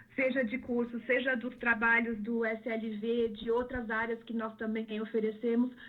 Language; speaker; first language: Portuguese; non-native, fluent; German